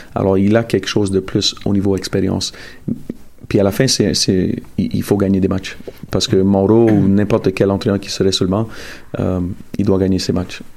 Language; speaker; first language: French; early bilingual, other home language; Italian